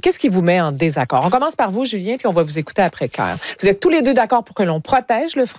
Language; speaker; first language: French; native; French